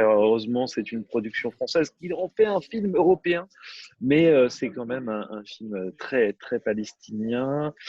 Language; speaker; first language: French; native; French